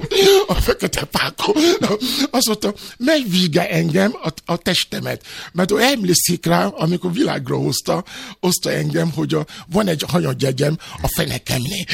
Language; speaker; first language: Hungarian; non-native, learner; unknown